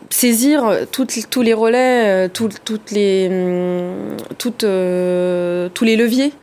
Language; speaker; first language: French; early bilingual, other home language; Arabic